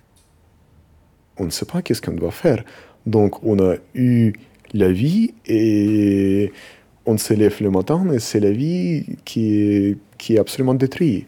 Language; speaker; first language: French; non-native, fluent; Russian